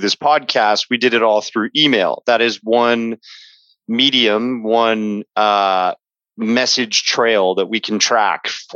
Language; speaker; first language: English; native; English